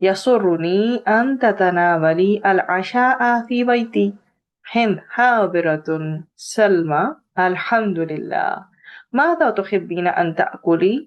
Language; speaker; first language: Arabic; non-native, fluent; Urdu